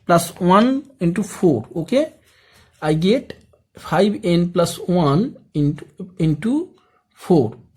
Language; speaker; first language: English; non-native, local second language; Bangla